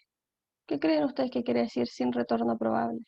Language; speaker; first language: Spanish; native; Spanish